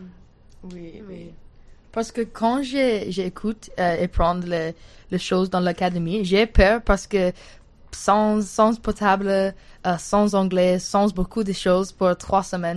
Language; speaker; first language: French; non-native, learner; English